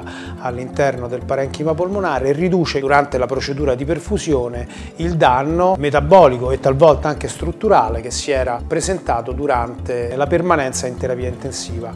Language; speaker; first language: Italian; native; Italian